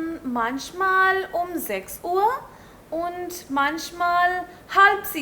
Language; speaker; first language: German; non-native, learner; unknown